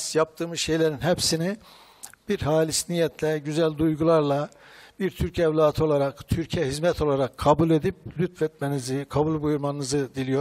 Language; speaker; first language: Turkish; native; Turkish